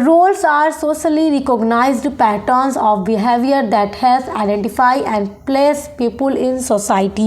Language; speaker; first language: Hindi; native; Hindi